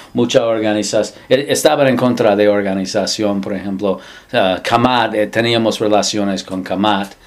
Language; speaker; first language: Spanish; non-native, fluent; English